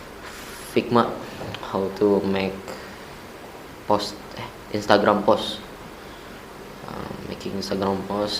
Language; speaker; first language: English; non-native, learner; Indonesian